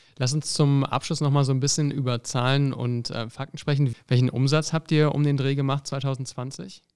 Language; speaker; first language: German; native; German